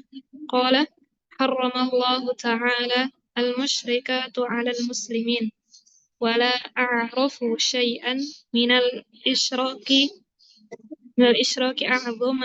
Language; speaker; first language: Arabic; non-native, learner; Indonesian